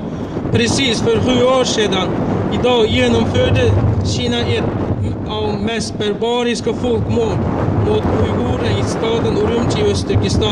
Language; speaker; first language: Swedish; non-native, fluent; Uyghur